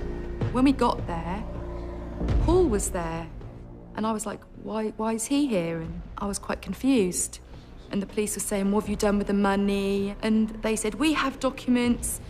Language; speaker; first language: English; native; English